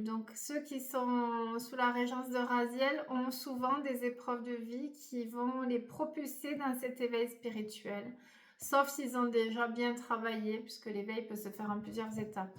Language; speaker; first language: French; native; French